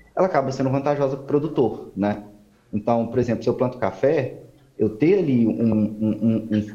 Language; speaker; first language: Portuguese; native; Portuguese